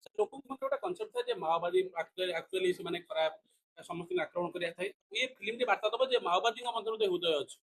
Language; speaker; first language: Odia; native; Odia